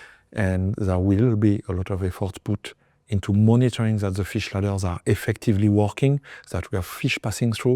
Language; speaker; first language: English; non-native, fluent; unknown